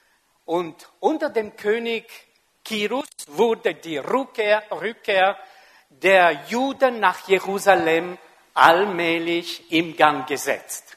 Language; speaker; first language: German; non-native, local second language; French